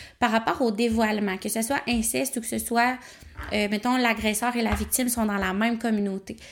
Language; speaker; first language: French; native; French